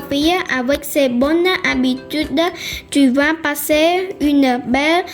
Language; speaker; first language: French; non-native, learner; Khmer